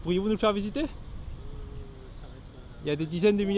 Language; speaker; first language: French; native; French